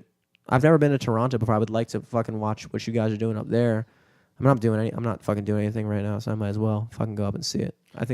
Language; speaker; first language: English; native; English